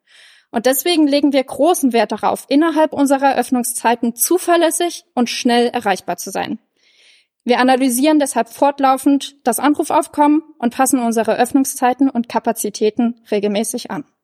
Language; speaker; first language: German; native; German